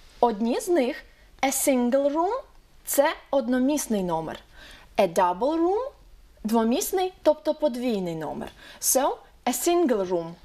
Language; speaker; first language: Ukrainian; native; Ukrainian